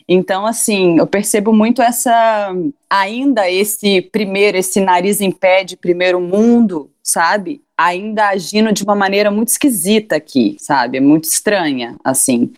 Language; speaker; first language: Portuguese; native; Portuguese